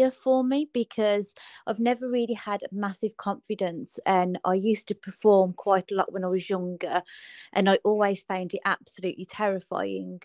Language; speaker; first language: English; native; English